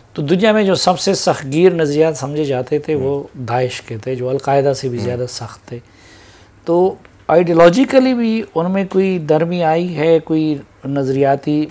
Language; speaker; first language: Urdu; non-native, local second language; Pashto